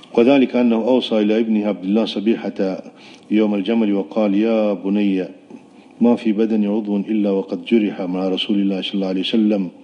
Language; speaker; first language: Arabic; non-native, local second language; Pashto